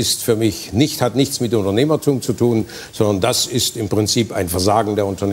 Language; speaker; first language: German; native; German